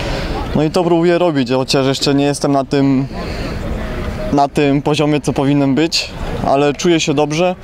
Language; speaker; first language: Polish; early bilingual, heritage; Polish